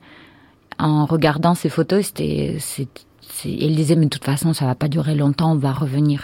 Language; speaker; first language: French; non-native, fluent; Russian